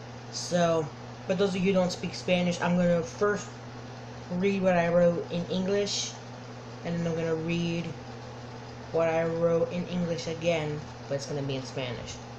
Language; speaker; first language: English; native; English